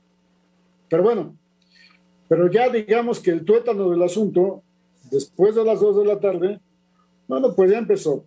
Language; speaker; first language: Spanish; native; Spanish